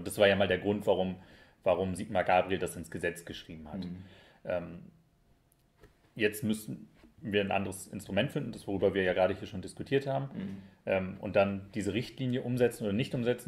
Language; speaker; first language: German; native; German